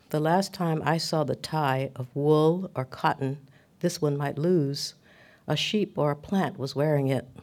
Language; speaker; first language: English; native; English